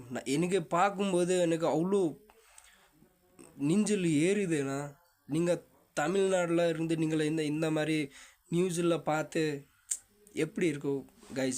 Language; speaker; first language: Tamil; non-native, fluent; Nepali